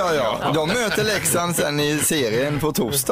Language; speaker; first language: Swedish; native; Swedish